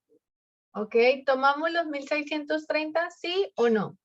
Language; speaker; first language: Spanish; native; Spanish